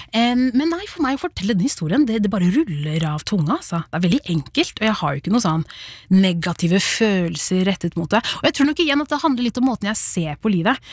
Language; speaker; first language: Norwegian; early bilingual, other home language; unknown